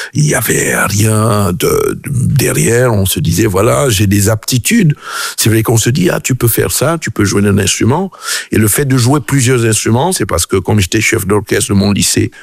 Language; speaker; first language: French; native; French